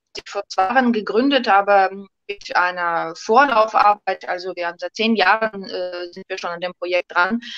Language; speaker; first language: German; non-native, fluent; Russian